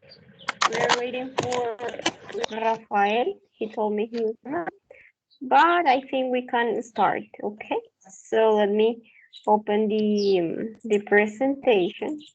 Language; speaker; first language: English; non-native, fluent; Spanish